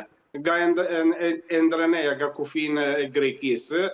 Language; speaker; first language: Albanian; early bilingual, heritage; Albanian